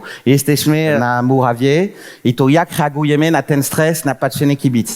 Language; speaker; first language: Polish; non-native, fluent; French